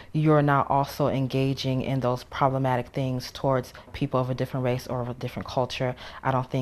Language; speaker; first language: English; native; English